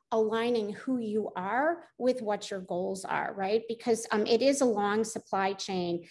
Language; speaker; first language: English; native; English